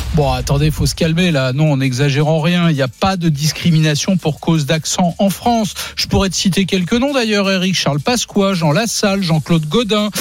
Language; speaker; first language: French; native; French